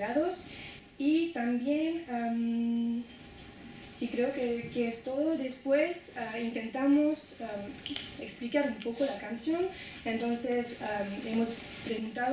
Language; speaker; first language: Spanish; non-native, fluent; French